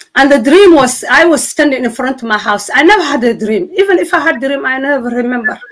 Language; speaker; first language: English; non-native, fluent; Somali